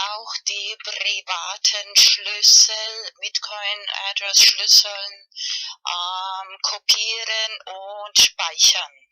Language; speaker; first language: German; non-native, fluent; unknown